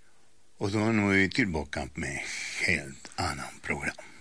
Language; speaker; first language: Swedish; non-native, fluent; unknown